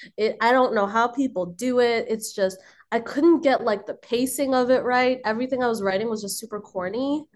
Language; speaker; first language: English; early bilingual, other home language; Filipino